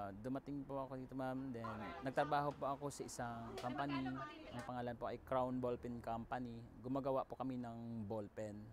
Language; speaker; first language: Filipino; native; Filipino